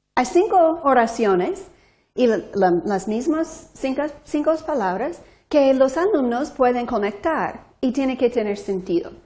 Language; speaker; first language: Spanish; non-native, fluent; English